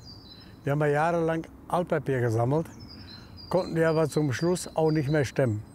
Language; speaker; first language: German; native; German